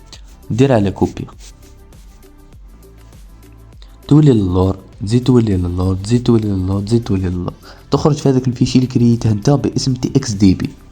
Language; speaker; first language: Arabic; native; Arabic